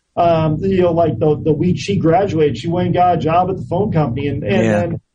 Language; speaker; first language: English; native; English